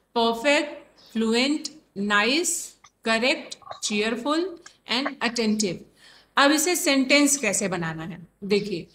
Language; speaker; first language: Hindi; native; Hindi